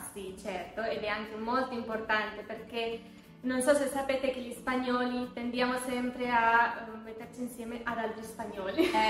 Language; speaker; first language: Italian; non-native, fluent; Spanish